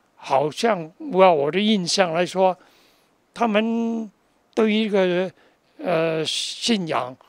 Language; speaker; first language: Chinese; non-native, local second language; Cantonese